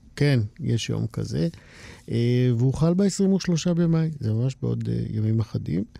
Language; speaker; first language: Hebrew; native; Hebrew